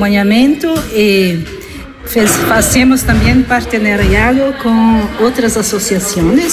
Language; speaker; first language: Spanish; non-native, learner; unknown